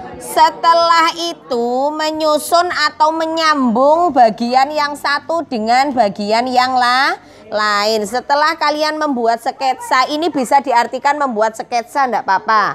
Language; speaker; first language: Indonesian; non-native, local second language; Javanese